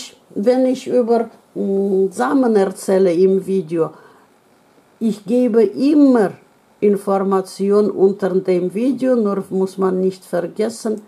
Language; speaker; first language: German; non-native, learner; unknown